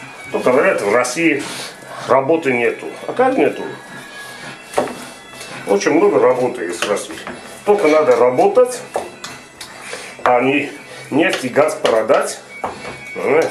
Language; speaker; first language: Russian; non-native, local second language; Armenian